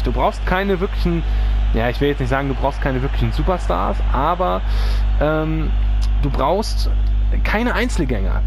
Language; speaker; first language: German; native; German